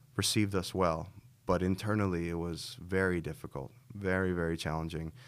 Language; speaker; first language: English; native; English